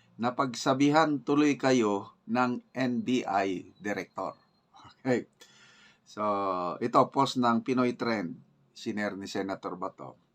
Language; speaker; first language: Filipino; native; Filipino